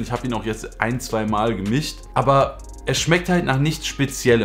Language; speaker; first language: German; native; German